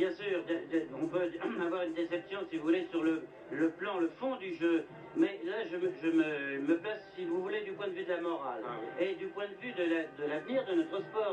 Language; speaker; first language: French; native; French